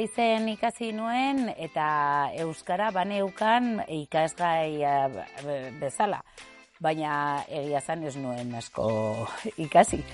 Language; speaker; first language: Basque; non-native, learner; Spanish